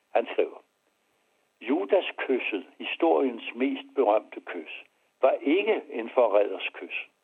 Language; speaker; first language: Danish; early bilingual, other home language; French